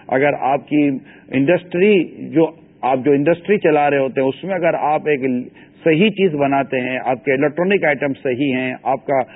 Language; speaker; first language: Urdu; native; Urdu